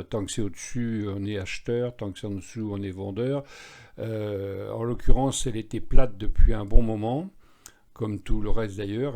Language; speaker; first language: French; native; French